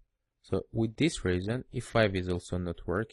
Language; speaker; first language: English; non-native, fluent; Russian